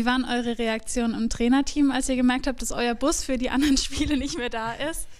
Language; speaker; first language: German; native; German